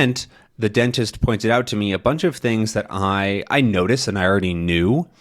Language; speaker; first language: English; native; English